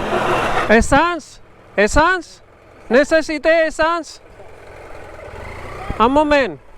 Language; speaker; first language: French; non-native, learner; Spanish